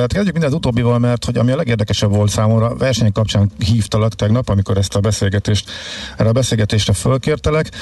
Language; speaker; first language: Hungarian; native; Hungarian